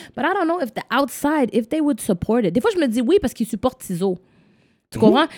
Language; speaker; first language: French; non-native, local second language; English